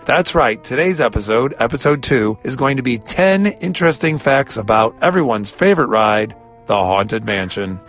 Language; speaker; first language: English; native; English